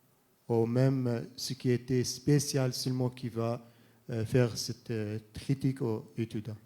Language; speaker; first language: French; non-native, fluent; Arabic